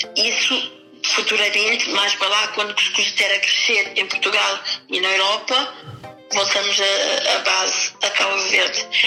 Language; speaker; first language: Portuguese; early bilingual, other home language; Kabuverdianu